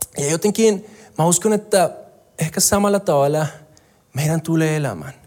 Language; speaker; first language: Finnish; non-native, fluent; Spanish